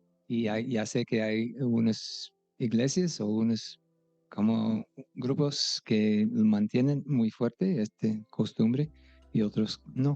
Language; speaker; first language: Spanish; non-native, fluent; English